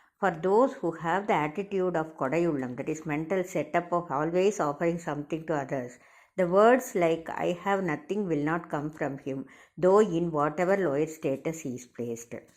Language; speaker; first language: English; non-native, local second language; Tamil